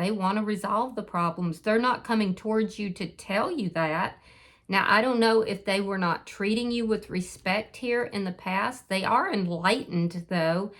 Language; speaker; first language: English; native; English